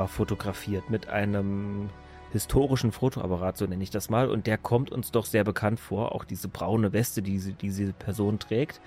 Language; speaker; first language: German; native; German